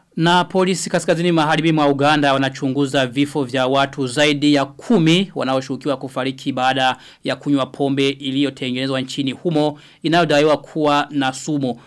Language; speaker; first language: Swahili; non-native, local second language; Rundi